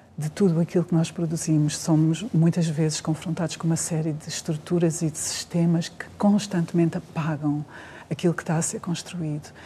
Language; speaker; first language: Portuguese; native; Portuguese